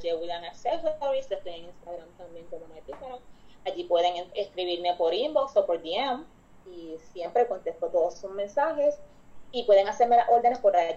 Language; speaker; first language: Spanish; native; Spanish